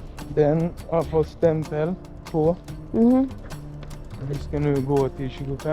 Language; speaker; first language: Swedish; early bilingual, other home language; Arabic